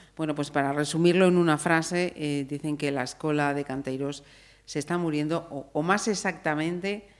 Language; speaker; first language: Spanish; native; Spanish